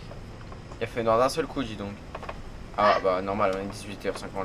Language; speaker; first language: French; native; French